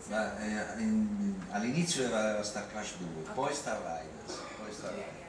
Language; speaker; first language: Italian; native; Italian